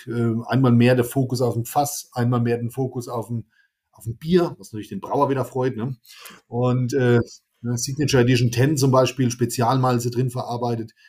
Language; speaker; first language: German; native; German